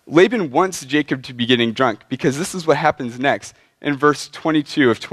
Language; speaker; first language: English; native; English